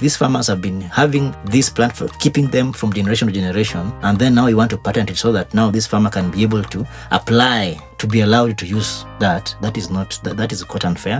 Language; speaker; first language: English; non-native, local second language; Luo (Kenya and Tanzania)